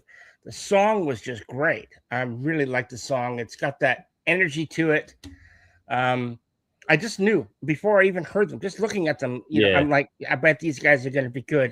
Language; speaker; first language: English; native; English